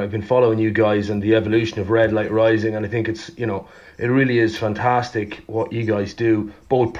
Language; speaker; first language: English; native; English